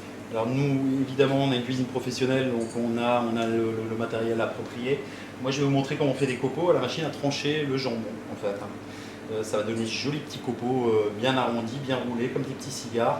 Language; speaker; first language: French; native; French